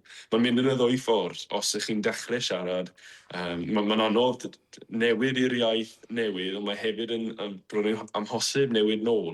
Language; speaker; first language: Welsh; non-native, fluent; English